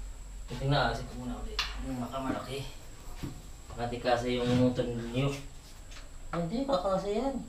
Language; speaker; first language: Filipino; native; Filipino